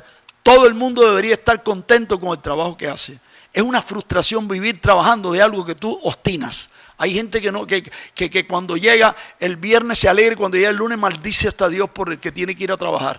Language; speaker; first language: Spanish; native; Spanish